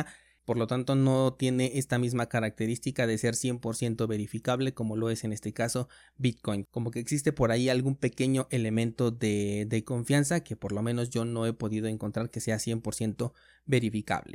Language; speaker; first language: Spanish; native; Spanish